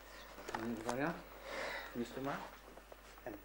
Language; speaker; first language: Hungarian; non-native, learner; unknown